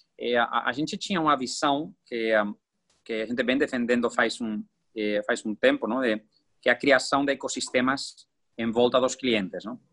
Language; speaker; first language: Portuguese; non-native, fluent; Spanish